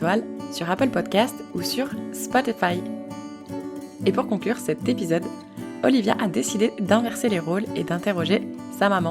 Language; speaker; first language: French; native; French